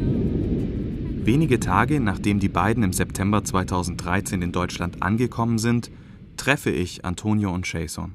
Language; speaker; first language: German; native; German